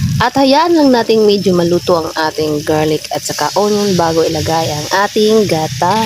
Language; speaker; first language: Filipino; non-native, local second language; Cebuano